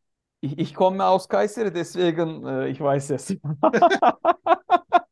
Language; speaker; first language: German; non-native, learner; Turkish